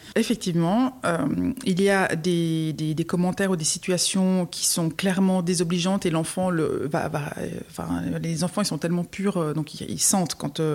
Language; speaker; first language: French; native; French